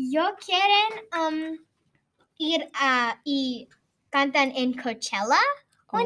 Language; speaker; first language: Spanish; non-native, learner; English